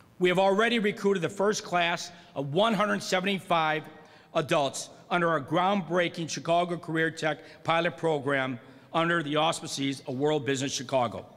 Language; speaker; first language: English; native; English